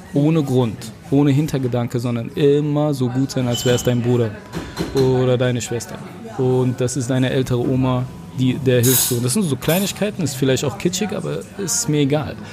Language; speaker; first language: German; early bilingual, other home language; Arabic